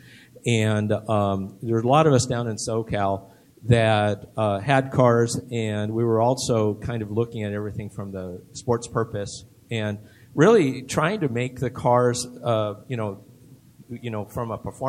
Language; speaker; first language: English; native; English